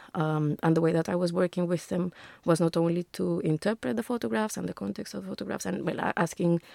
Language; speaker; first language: English; non-native, fluent; Spanish